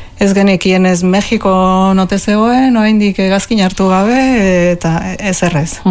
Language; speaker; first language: Basque; non-native, local second language; Spanish